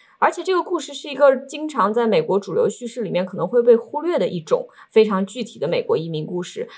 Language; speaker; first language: Chinese; native; Chinese